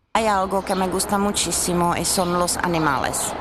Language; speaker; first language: Spanish; non-native, learner; Czech